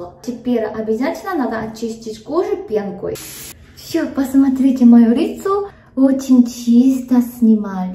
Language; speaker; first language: Russian; non-native, fluent; Korean